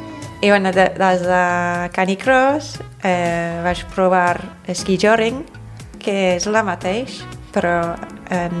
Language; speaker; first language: Catalan; non-native, fluent; English